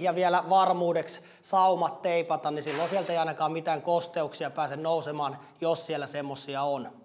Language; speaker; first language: Finnish; native; Finnish